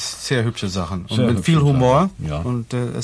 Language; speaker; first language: German; non-native, fluent; English